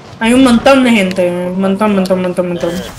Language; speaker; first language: Spanish; early bilingual, other home language; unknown